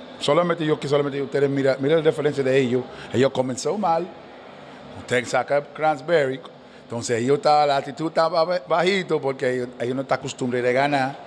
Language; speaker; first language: Spanish; non-native, learner; English